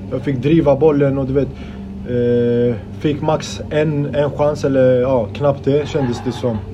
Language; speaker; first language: Swedish; early bilingual, other home language; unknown